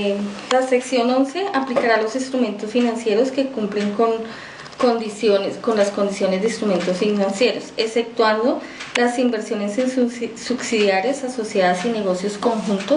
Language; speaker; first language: Spanish; native; Spanish